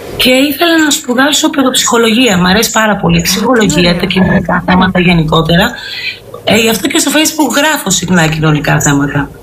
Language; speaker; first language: Greek; early bilingual, heritage; Greek